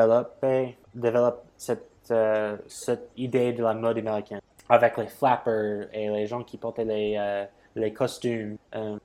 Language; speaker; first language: French; non-native, fluent; English